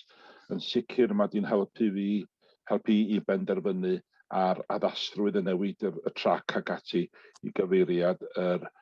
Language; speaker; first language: Welsh; native; Welsh